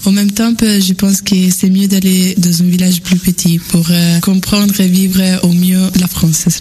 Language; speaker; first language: French; non-native, fluent; Italian